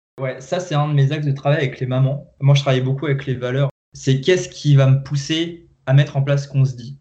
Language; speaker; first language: French; native; French